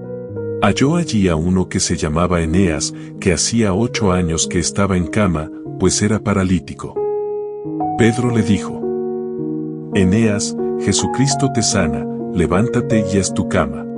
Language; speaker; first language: Spanish; native; Spanish